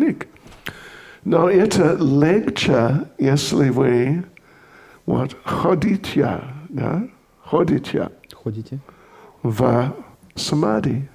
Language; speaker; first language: Russian; non-native, fluent; English